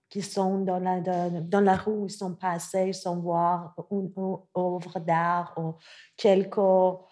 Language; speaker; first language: French; non-native, learner; Persian